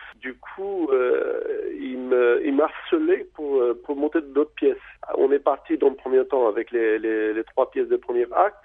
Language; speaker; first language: French; non-native, fluent; Albanian